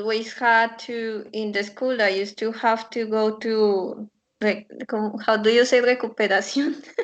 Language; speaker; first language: English; non-native, learner; Spanish